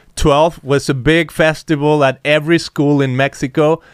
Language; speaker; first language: English; non-native, fluent; Spanish